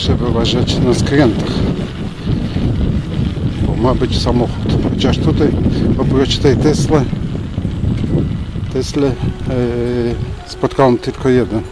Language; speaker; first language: Polish; non-native, fluent; Turkish